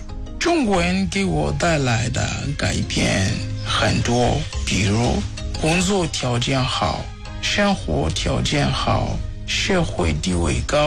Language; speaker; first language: Chinese; non-native, fluent; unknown